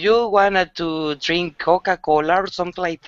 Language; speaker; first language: English; non-native, learner; Spanish